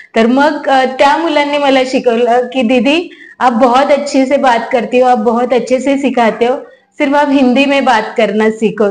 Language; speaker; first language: Hindi; non-native, local second language; Marathi